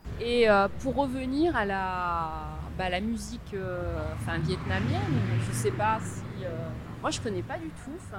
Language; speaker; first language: French; native; French